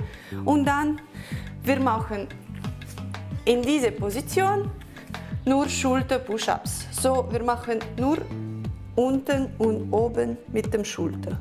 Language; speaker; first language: German; non-native, learner; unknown